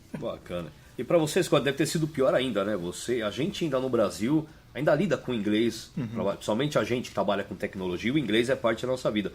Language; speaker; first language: Portuguese; native; Portuguese